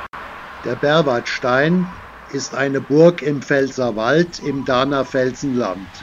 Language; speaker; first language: German; native; German